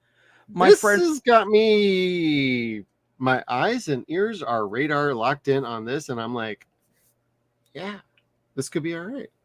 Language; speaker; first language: English; native; English